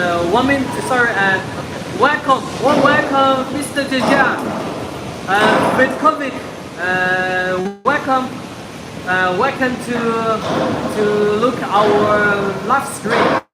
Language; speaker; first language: English; non-native, learner; Chinese